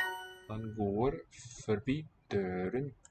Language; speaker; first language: Norwegian; non-native, learner; English